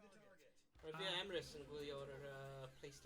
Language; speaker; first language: Welsh; native; Welsh